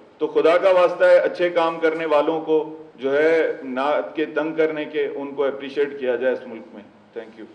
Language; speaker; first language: Urdu; native; Urdu